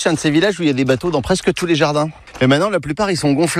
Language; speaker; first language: French; native; French